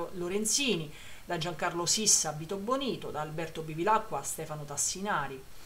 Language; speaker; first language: Italian; native; Italian